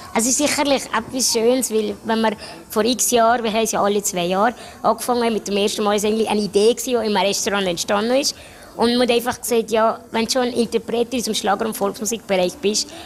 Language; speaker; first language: German; native; German